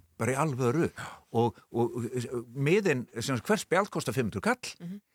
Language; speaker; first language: Icelandic; native; Icelandic